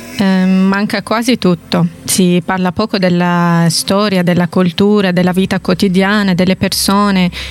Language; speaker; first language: Italian; non-native, fluent; Arabic